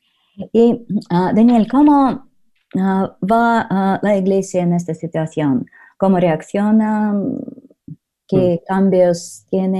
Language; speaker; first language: Spanish; non-native, learner; Russian